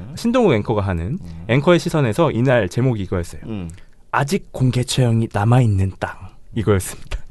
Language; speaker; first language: Korean; native; Korean